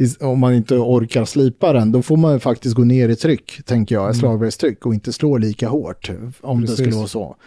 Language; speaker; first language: Swedish; native; Swedish